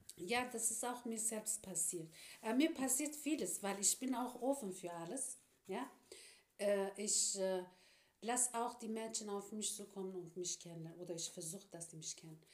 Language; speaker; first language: German; non-native, fluent; Turkish